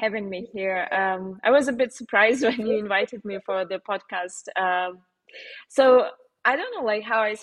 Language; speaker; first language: English; non-native, fluent; Russian